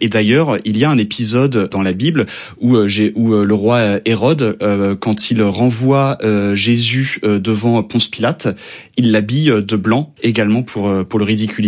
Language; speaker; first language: French; native; French